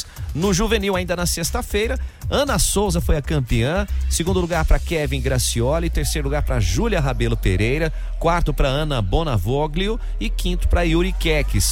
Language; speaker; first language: Portuguese; native; Portuguese